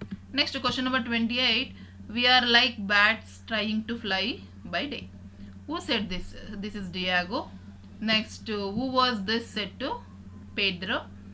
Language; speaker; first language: English; non-native, local second language; Kannada